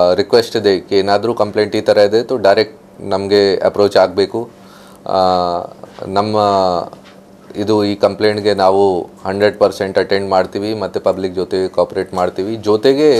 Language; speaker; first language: Kannada; non-native, fluent; Hindi